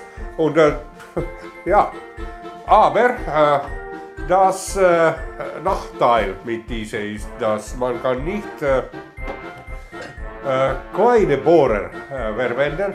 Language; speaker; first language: German; non-native, learner; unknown